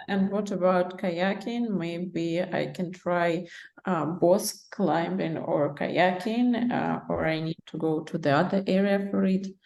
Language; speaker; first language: English; non-native, learner; Russian